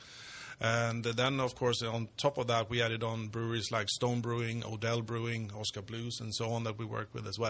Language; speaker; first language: English; non-native, fluent; Swedish